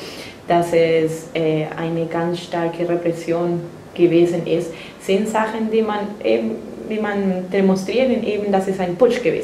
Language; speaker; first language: German; non-native, fluent; Spanish